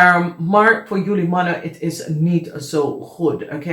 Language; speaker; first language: Dutch; non-native, fluent; English